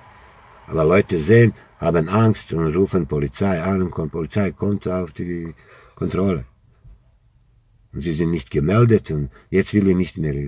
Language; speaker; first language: German; non-native, learner; Croatian